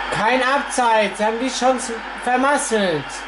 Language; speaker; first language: German; non-native, fluent; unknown